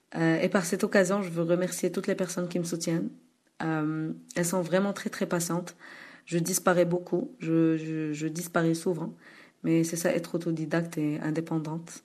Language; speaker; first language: French; non-native, local second language; Arabic